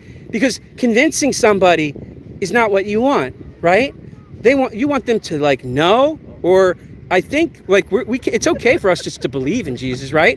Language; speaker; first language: English; native; English